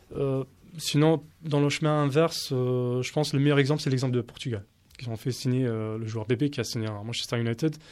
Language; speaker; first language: French; native; French